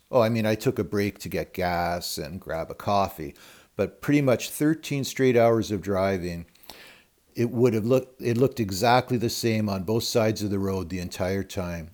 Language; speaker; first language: English; native; English